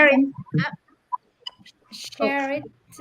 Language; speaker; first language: English; non-native, learner; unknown